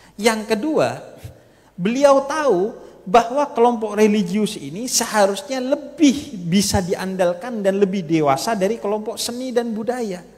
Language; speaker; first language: Indonesian; native; Indonesian